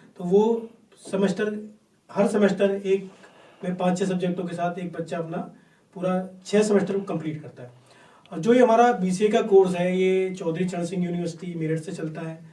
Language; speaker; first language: Hindi; native; Hindi